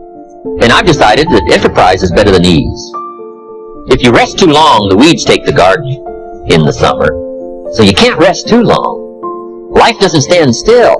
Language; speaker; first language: English; native; English